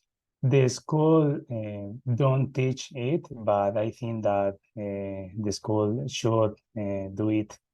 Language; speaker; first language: English; non-native, learner; Spanish